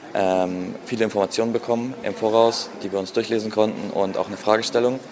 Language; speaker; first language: German; native; German